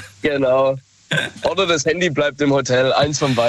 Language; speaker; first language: German; native; German